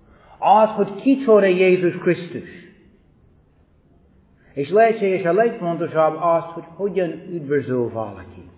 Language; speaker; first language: Hungarian; non-native, fluent; English